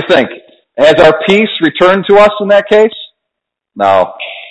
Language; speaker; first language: English; native; English